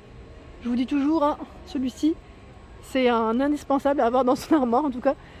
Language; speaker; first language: French; native; French